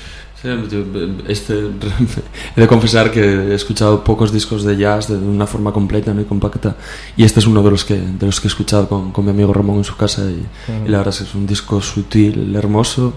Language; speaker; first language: Spanish; native; Spanish